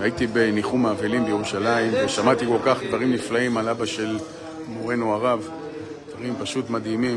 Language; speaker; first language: Hebrew; native; Hebrew